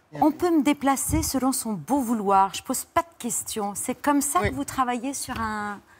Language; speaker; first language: French; native; French